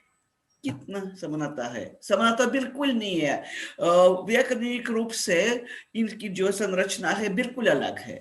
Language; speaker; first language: Hindi; non-native, fluent; Russian